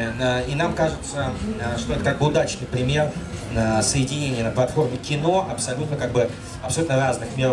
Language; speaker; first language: Russian; native; Russian